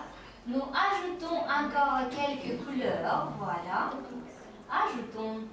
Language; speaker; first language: French; non-native, fluent; Uzbek